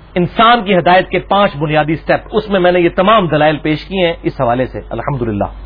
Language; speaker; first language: Urdu; non-native, local second language; Punjabi